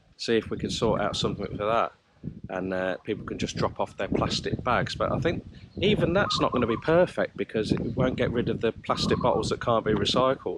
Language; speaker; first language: English; native; English